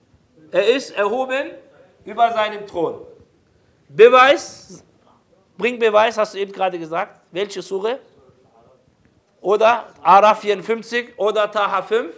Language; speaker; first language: German; non-native, fluent; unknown